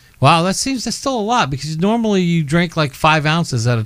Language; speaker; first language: English; native; English